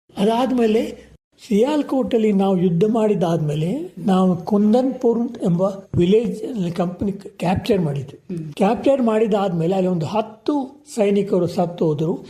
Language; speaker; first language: Kannada; non-native, local second language; Kodava